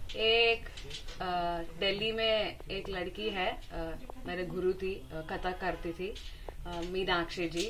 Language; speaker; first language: Hindi; non-native, local second language; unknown